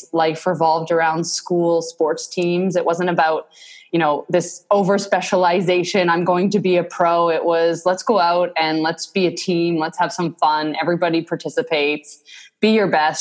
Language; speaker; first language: English; native; English